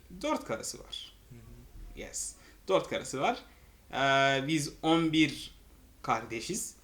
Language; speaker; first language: Turkish; non-native, fluent; Arabic